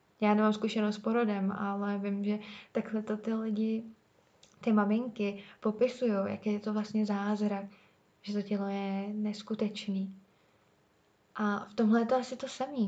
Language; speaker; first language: Czech; native; Czech